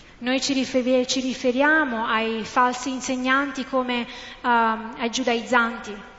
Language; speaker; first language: Italian; non-native, fluent; English